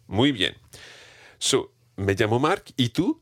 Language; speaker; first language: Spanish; non-native, fluent; English